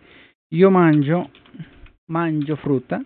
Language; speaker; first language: Italian; non-native, learner; Spanish